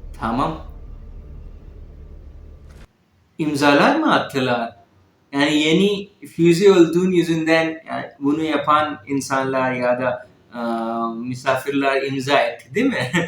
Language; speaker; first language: Turkish; non-native, learner; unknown